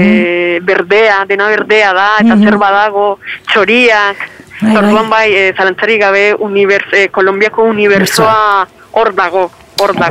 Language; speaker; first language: Basque; non-native, fluent; Spanish